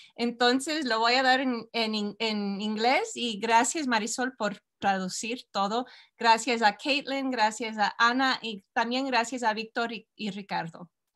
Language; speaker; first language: Spanish; early bilingual, heritage; Spanish